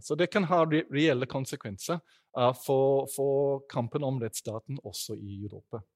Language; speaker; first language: Norwegian; non-native, fluent; English